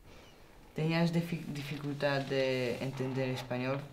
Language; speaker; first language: Spanish; early bilingual, other home language; Polish